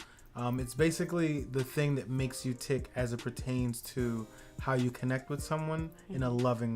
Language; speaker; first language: English; native; English